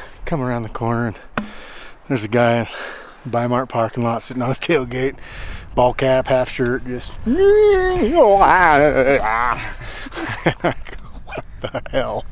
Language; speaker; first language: English; native; English